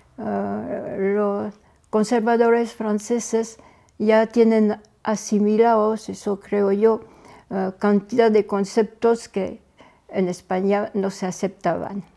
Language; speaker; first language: Spanish; non-native, fluent; French